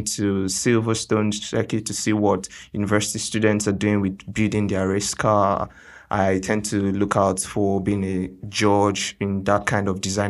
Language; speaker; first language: English; non-native, local second language; Yoruba